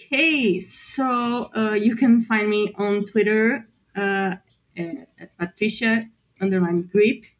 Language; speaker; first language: English; non-native, fluent; Portuguese